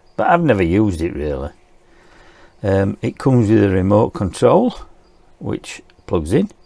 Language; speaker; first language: English; native; English